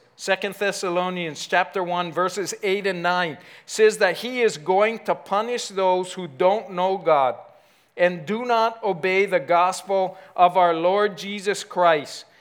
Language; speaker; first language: English; native; English